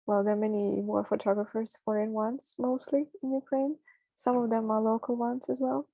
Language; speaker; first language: English; non-native, fluent; Ukrainian